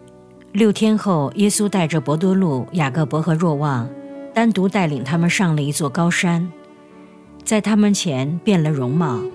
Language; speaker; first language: Chinese; native; Chinese